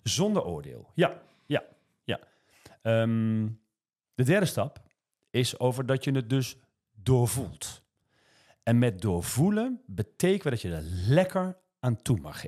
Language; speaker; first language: Dutch; native; Dutch